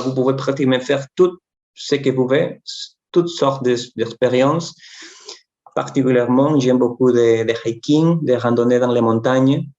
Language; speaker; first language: French; non-native, fluent; Spanish